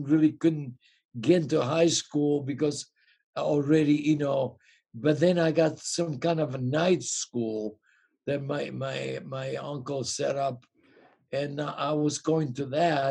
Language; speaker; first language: English; non-native, fluent; Italian